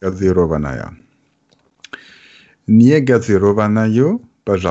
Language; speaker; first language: Russian; non-native, learner; German